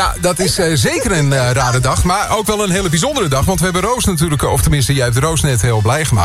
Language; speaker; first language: Dutch; native; Dutch